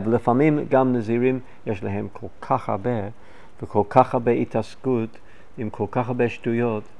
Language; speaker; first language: Hebrew; non-native, fluent; English